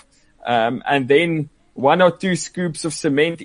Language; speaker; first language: English; non-native, local second language; Afrikaans